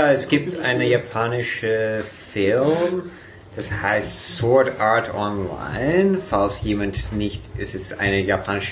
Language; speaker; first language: German; non-native, fluent; English